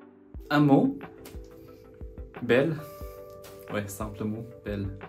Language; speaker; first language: French; non-native, learner; Chinese